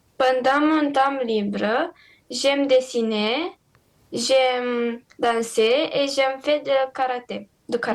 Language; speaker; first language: French; non-native, learner; Romanian